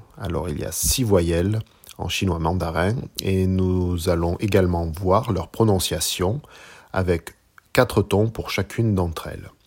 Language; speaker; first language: French; native; French